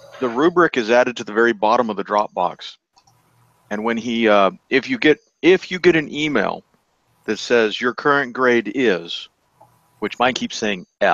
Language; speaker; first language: English; native; English